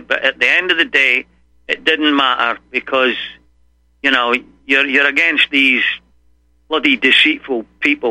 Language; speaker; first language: English; native; English